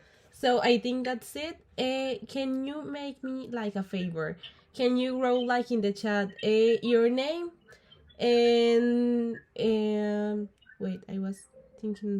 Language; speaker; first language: English; non-native, learner; Spanish